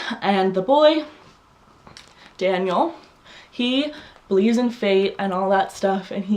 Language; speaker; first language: English; native; English